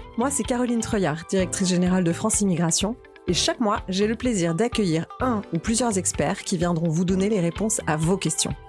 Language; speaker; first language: French; native; French